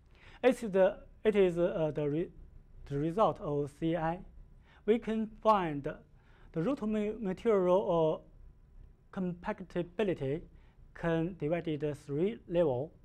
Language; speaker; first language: English; non-native, learner; Chinese